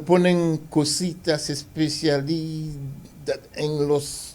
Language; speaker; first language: Spanish; non-native, fluent; Haitian Creole